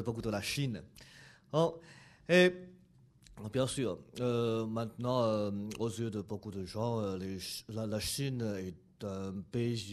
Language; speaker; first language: French; non-native, fluent; Chinese